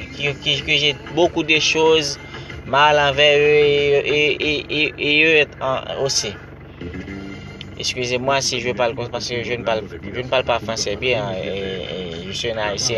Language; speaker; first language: French; non-native, learner; Haitian Creole